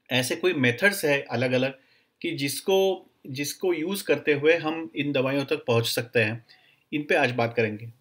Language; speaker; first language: Hindi; non-native, local second language; Marathi